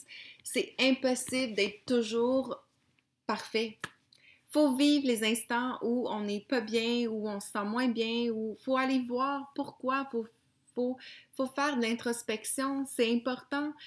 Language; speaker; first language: French; native; French